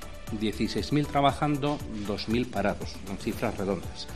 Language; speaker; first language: Spanish; native; Spanish